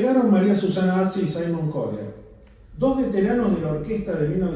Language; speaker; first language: Spanish; native; Spanish